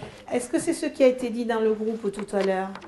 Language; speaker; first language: French; native; French